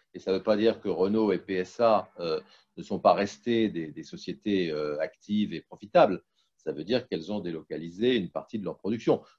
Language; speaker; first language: French; native; French